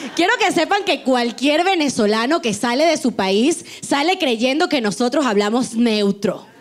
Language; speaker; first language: Spanish; native; Spanish